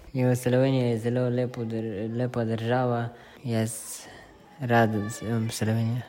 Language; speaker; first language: Slovenian; non-native, learner; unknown